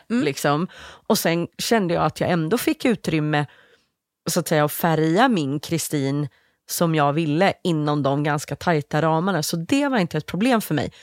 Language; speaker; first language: Swedish; native; Swedish